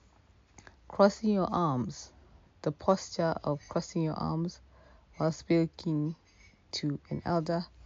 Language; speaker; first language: English; non-native, local second language; Shona